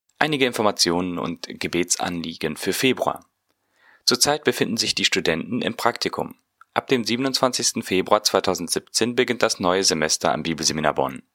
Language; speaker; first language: German; native; German